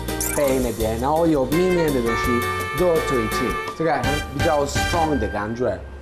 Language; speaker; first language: Chinese; non-native, learner; Italian